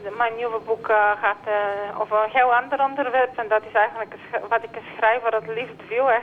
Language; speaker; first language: Dutch; non-native, fluent; Bulgarian